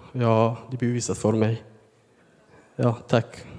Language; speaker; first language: Swedish; non-native, learner; Persian